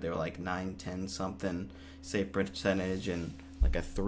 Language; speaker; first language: English; native; English